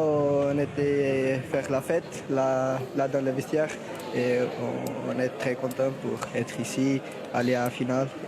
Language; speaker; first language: French; non-native, learner; Portuguese